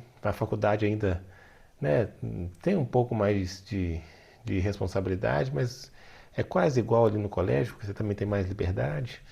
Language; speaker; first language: Portuguese; native; Portuguese